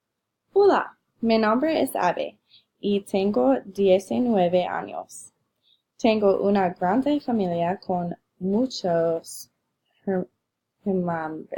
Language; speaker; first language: Spanish; non-native, learner; English